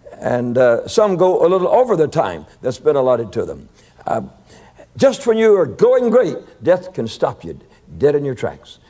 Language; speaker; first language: English; native; English